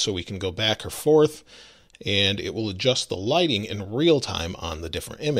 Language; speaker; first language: English; native; English